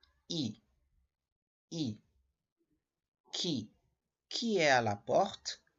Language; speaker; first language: French; non-native, learner; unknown